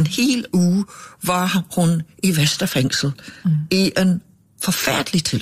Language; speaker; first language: Danish; non-native, fluent; English